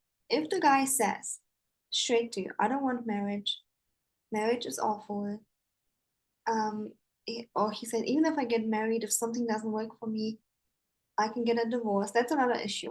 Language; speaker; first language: English; non-native, fluent; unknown